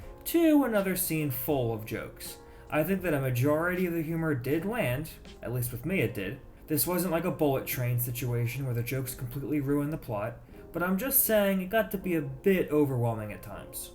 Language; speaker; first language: English; native; English